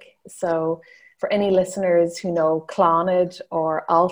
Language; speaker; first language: English; native; English